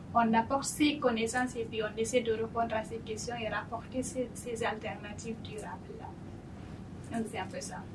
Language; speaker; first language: French; non-native, local second language; Fula